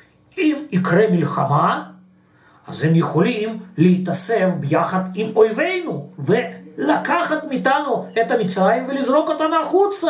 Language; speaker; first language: Hebrew; non-native, fluent; Russian